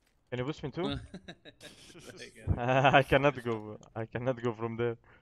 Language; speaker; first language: English; non-native, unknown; Turkish